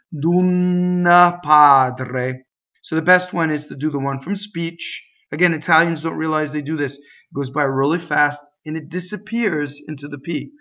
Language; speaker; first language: English; native; English